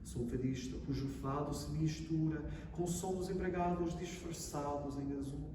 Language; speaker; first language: Portuguese; non-native, fluent; English